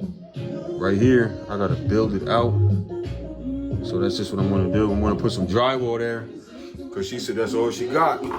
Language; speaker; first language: English; native; English